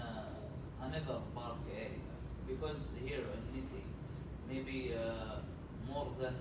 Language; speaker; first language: English; non-native, learner; Arabic